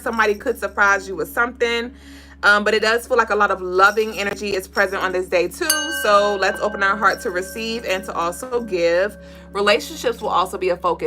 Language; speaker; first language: English; native; English